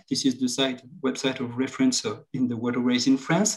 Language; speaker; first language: English; non-native, fluent; French